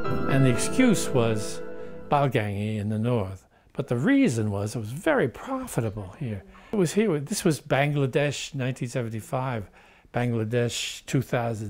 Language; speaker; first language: English; native; English